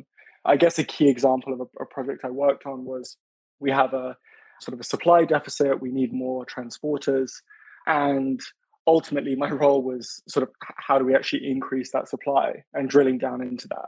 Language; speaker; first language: English; native; English